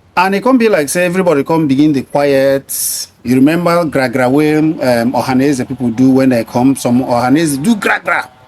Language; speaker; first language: Nigerian Pidgin; non-native, local second language; Igbo